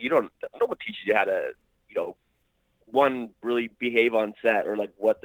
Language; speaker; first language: English; native; English